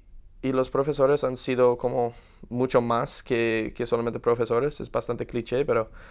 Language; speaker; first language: Spanish; non-native, fluent; English